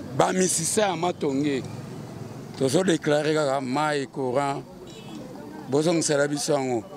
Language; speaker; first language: Lingala; native; Lingala